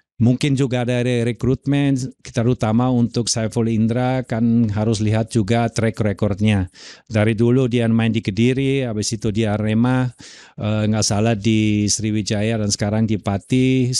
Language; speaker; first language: Indonesian; non-native, fluent; German